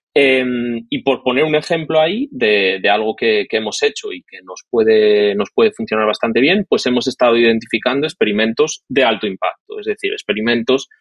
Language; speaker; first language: Spanish; native; Spanish